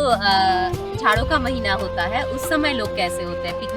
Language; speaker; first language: Hindi; native; Hindi